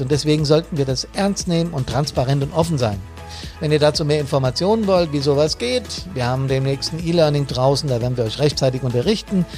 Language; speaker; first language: German; native; German